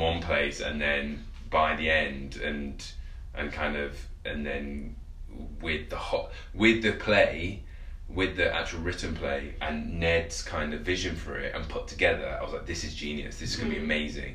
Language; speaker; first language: English; native; English